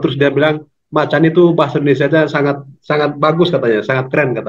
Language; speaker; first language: Indonesian; native; Indonesian